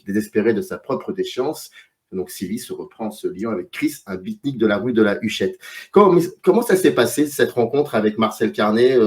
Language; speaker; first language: French; native; French